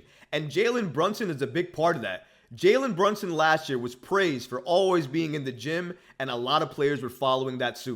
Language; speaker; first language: English; native; English